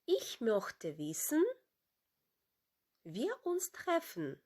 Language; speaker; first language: German; non-native, fluent; Ukrainian